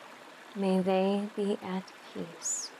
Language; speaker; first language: English; native; English